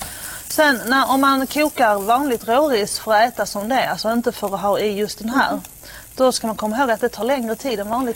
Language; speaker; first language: Swedish; native; Swedish